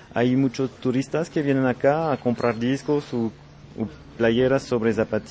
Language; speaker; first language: Spanish; non-native, learner; French